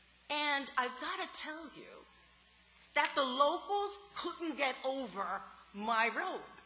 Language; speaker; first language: English; native; English